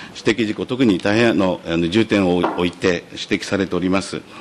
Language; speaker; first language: Japanese; native; Japanese